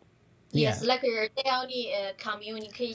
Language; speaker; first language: English; non-native, learner; Chinese